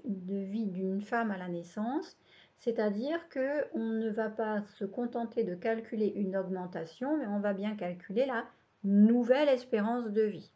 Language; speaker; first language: French; native; French